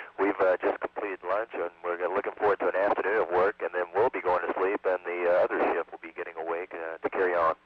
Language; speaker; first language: English; native; English